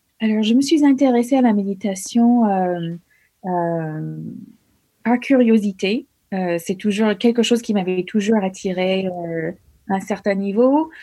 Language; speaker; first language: French; non-native, fluent; English